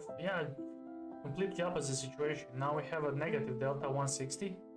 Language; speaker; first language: English; non-native, fluent; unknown